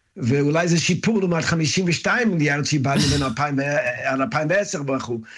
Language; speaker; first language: Hebrew; non-native, fluent; English